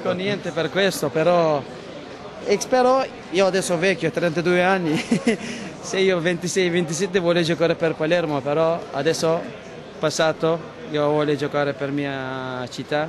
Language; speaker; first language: Italian; non-native, learner; Turkish